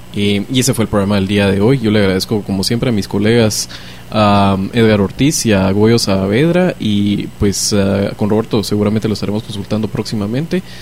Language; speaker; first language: Spanish; native; Spanish